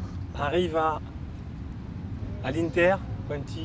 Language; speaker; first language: Italian; non-native, fluent; French